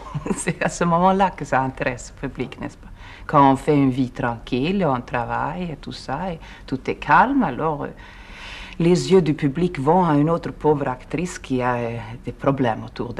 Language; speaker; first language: French; non-native, fluent; Swedish